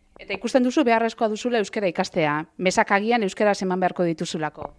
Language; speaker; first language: Basque; native; Basque